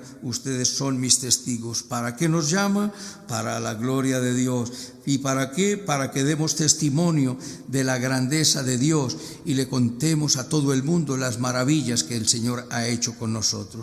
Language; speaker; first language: Spanish; native; Spanish